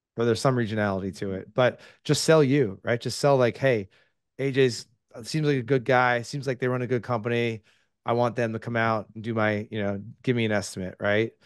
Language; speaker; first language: English; native; English